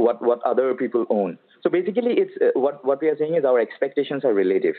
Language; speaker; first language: English; non-native, local second language; Assamese